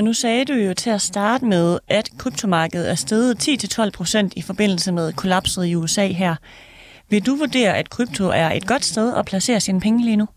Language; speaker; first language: Danish; native; Danish